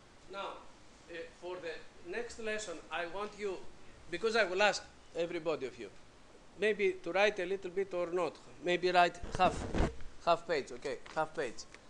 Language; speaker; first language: English; native; English